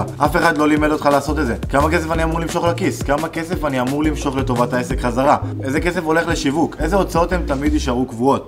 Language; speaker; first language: Hebrew; native; Hebrew